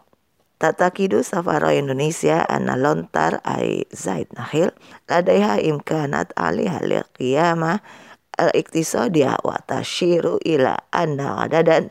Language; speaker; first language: Arabic; non-native, fluent; Indonesian